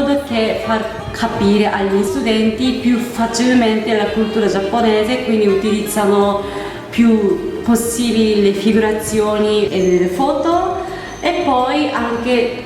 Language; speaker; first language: Italian; non-native, fluent; Japanese